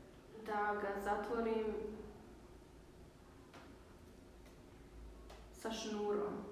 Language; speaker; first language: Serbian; early bilingual, heritage; Serbian